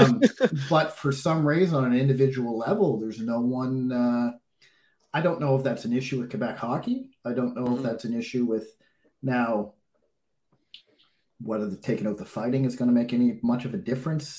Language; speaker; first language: English; native; English